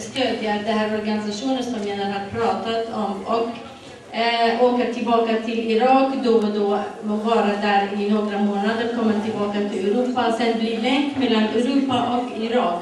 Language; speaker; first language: Swedish; non-native, fluent; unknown